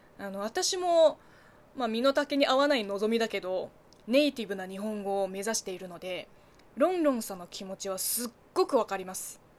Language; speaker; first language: Japanese; non-native, fluent; Chinese